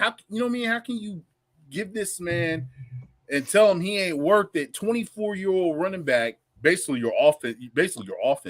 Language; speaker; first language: English; native; English